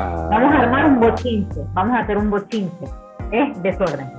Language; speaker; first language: Spanish; native; Spanish